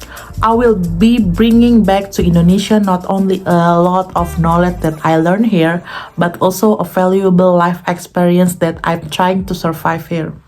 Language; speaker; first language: English; non-native, learner; Indonesian